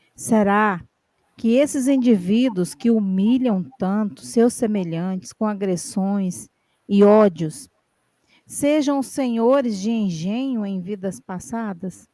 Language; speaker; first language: Portuguese; native; Portuguese